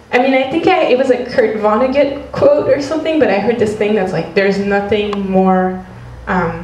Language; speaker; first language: English; non-native, fluent; French